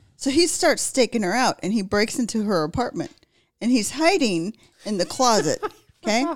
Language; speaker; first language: English; native; English